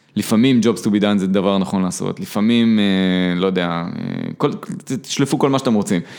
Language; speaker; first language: Hebrew; native; Hebrew